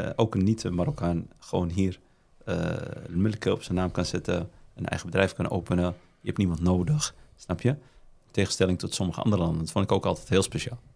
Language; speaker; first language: Dutch; early bilingual, other home language; Arabic